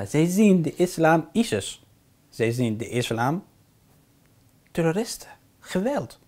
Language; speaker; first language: Dutch; non-native, fluent; Arabic